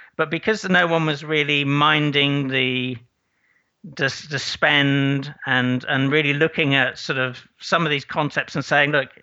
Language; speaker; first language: English; native; English